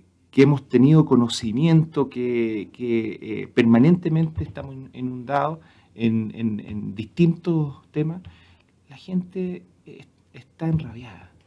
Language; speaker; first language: Spanish; native; Spanish